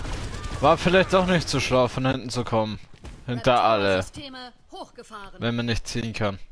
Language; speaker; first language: German; native; German